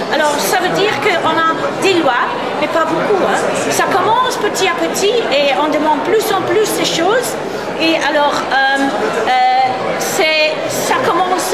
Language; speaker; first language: French; non-native, fluent; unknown